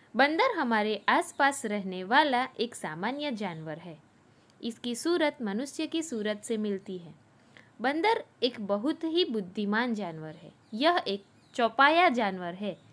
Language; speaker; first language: Hindi; non-native, local second language; Gujarati